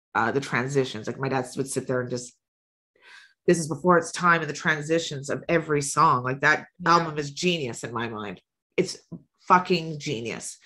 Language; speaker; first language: English; native; English